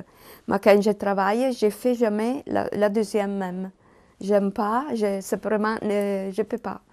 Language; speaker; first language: French; non-native, learner; Italian